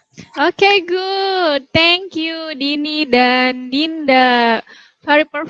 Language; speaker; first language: English; non-native, fluent; Indonesian